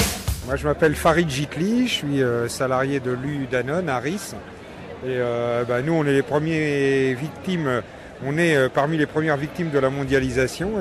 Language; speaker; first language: French; native; French